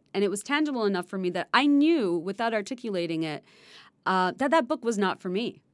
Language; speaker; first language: English; non-native, local second language; Bangla